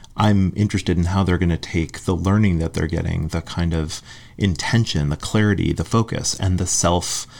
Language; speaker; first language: English; native; English